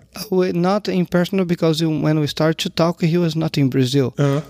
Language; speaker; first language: English; non-native, learner; Portuguese